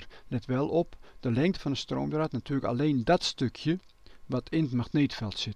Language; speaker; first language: Dutch; native; Dutch